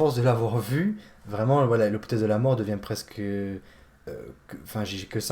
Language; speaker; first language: French; native; French